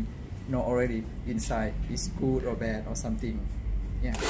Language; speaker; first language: English; non-native, learner; Thai